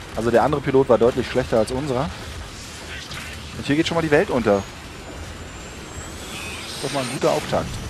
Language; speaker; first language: German; native; German